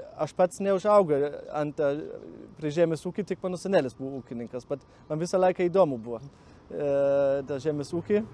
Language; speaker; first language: Lithuanian; non-native, learner; German